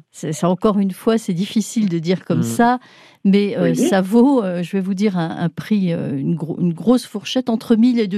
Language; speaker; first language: French; native; French